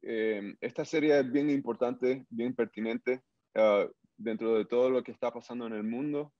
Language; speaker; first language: Spanish; early bilingual, heritage; English